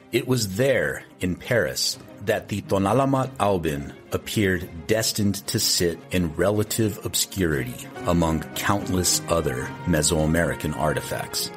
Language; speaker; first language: English; native; English